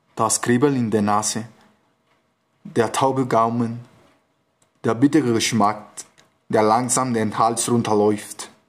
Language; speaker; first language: German; non-native, learner; Spanish